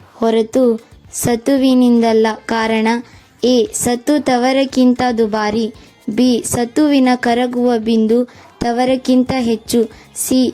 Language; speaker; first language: Kannada; native; Kannada